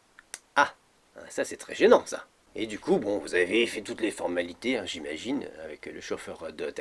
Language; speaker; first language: French; native; French